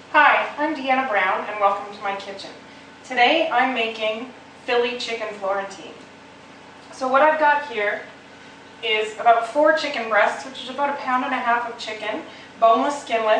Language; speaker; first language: English; native; English